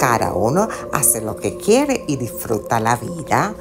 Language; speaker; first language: Spanish; non-native, fluent; English